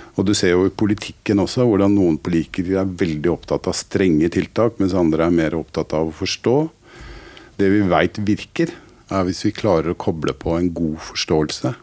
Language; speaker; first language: Norwegian; native; Norwegian